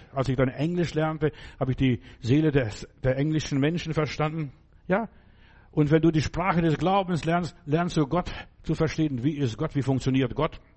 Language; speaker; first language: German; non-native, fluent; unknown